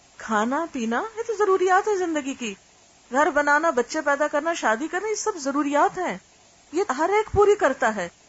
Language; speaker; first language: Urdu; native; Urdu